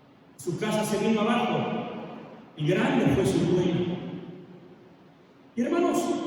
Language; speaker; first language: Spanish; native; Spanish